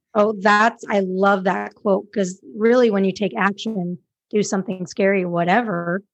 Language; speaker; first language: English; native; English